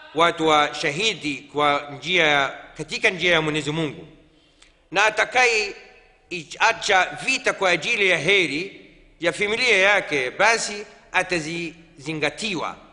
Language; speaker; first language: Swahili; non-native, fluent; Arabic